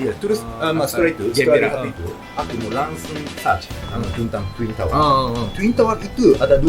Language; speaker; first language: Indonesian; non-native, learner; Japanese